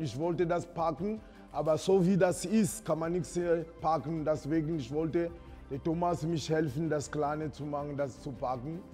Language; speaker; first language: German; non-native, learner; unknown